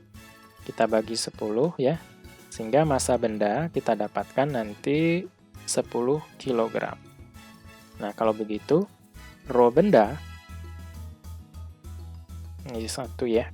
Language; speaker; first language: Indonesian; native; Indonesian